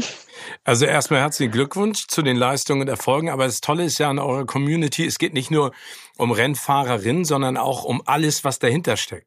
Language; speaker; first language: German; native; German